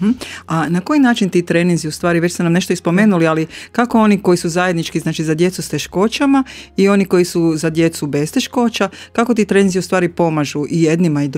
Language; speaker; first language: Croatian; native; Croatian